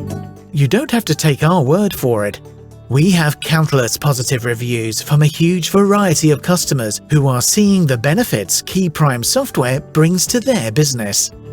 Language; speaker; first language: English; native; English